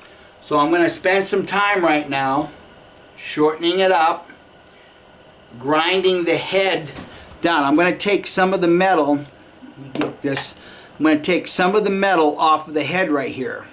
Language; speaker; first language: English; native; English